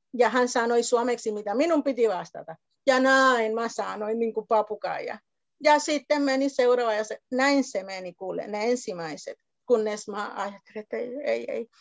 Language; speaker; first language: Finnish; non-native, fluent; Spanish